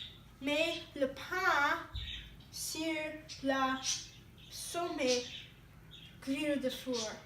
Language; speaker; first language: French; non-native, learner; English